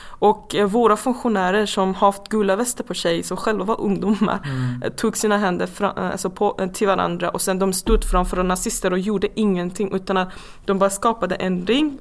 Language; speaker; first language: Swedish; non-native, fluent; Persian